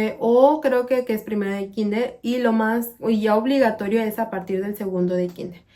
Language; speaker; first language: Spanish; native; Spanish